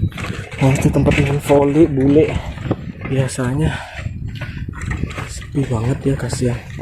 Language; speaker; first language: Indonesian; native; Indonesian